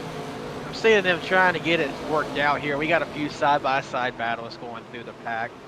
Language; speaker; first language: English; native; English